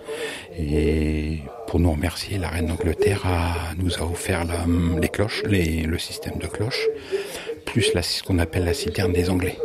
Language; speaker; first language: French; native; French